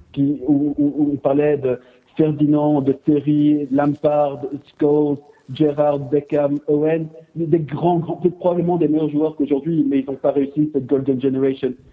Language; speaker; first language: French; non-native, fluent; English